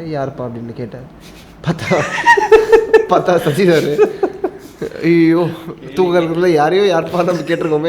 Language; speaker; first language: Tamil; native; Tamil